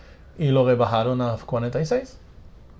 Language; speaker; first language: Spanish; non-native, fluent; English